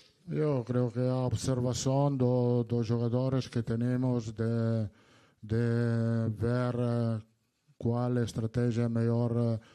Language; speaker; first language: Portuguese; non-native, learner; Italian